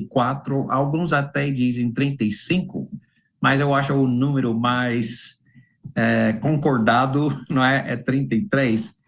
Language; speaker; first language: Portuguese; non-native, fluent; English